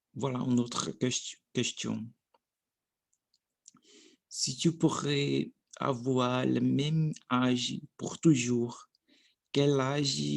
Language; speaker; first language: French; non-native, learner; Portuguese